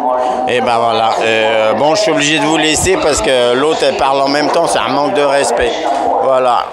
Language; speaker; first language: French; native; French